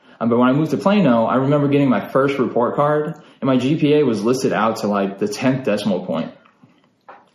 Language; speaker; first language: English; native; English